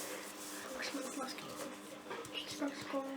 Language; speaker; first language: Finnish; non-native, learner; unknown